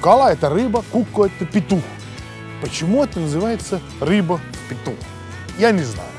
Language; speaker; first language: Russian; non-native, fluent; Finnish